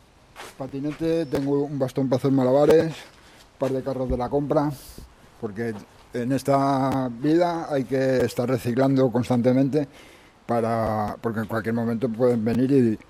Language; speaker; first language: Spanish; native; Spanish